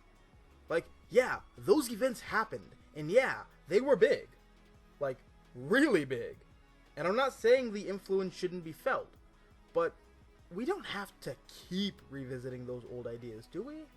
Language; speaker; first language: English; native; English